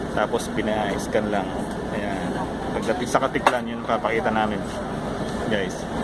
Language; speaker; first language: Filipino; non-native, local second language; Hiligaynon